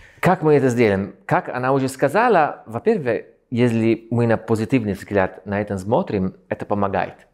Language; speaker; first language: Russian; non-native, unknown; Italian